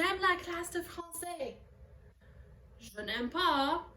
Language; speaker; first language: French; non-native, fluent; English